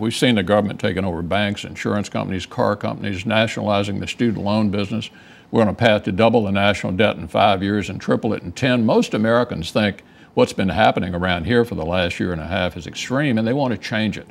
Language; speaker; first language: English; native; English